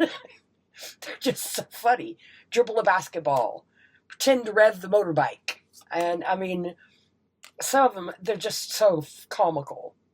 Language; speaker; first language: English; native; English